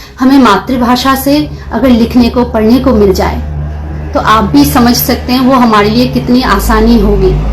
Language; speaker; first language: Hindi; non-native, local second language; Kok Borok